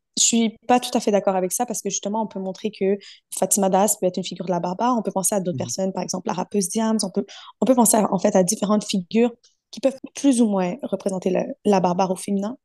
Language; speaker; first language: French; early bilingual, other home language; Arabic